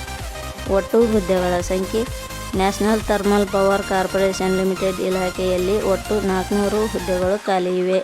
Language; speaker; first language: Kannada; native; Kannada